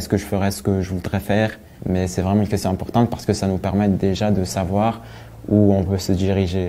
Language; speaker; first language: French; native; French